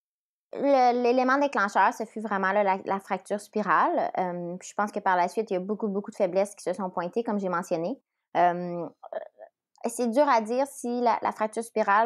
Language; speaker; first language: French; native; French